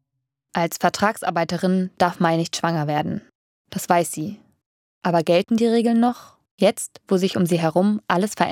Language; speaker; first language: German; native; German